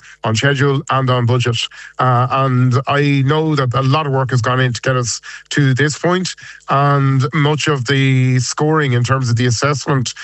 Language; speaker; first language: English; native; English